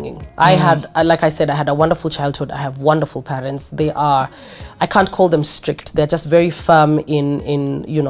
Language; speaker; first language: English; non-native, local second language; Swahili